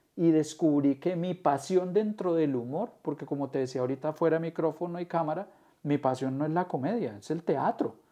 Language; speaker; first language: Spanish; native; Spanish